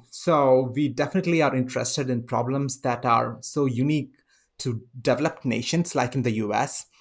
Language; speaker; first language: English; non-native, local second language; Malayalam